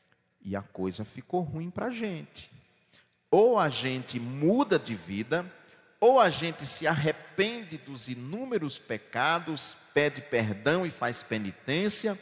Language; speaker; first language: Portuguese; native; Portuguese